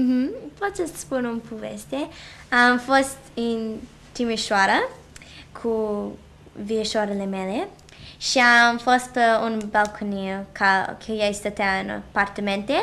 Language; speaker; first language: Romanian; early bilingual, heritage; Romanian